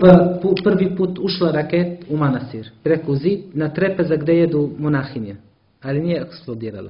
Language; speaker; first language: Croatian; non-native, learner; Arabic